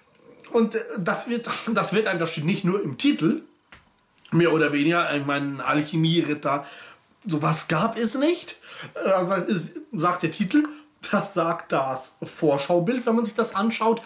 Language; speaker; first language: German; native; German